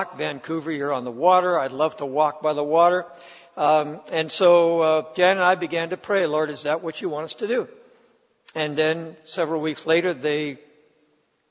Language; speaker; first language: English; native; English